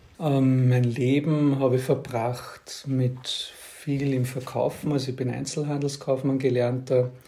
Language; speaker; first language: German; native; German